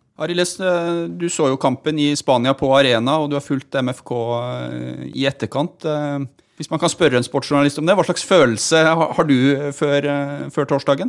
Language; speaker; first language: Norwegian; native; Norwegian